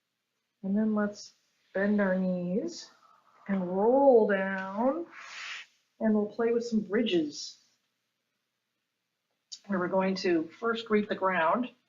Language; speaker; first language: English; native; English